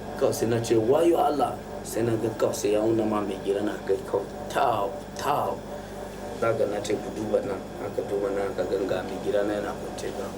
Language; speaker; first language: Hausa; non-native, local second language; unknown